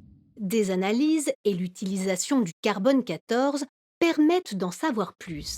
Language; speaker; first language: French; native; French